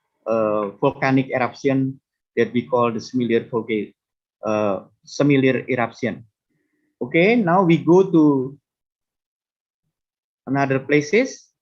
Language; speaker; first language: English; non-native, fluent; Indonesian